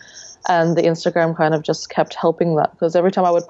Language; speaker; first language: English; native; English